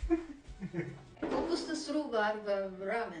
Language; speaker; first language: Lithuanian; non-native, learner; Japanese